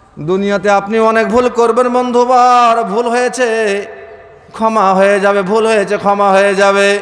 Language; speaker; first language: Bangla; non-native, fluent; Urdu